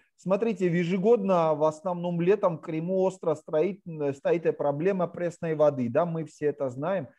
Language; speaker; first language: Russian; non-native, local second language; Georgian